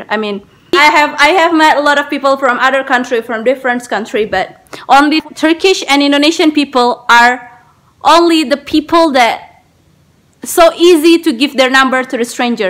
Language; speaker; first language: English; non-native, learner; Indonesian